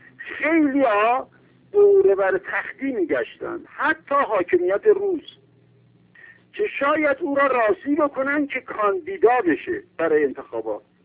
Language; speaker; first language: Persian; native; Persian